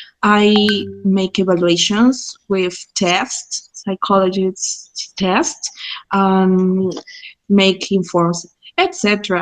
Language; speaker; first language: English; non-native, fluent; Spanish